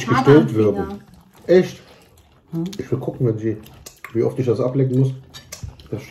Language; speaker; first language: German; native; German